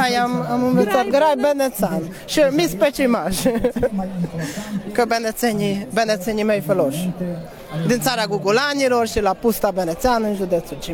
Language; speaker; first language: Romanian; non-native, learner; Hungarian